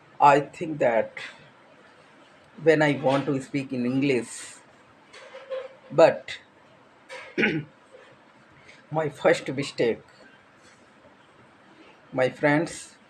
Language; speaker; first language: English; non-native, learner; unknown